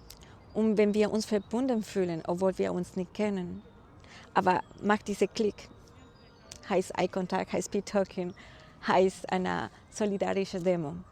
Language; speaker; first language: German; non-native, fluent; Spanish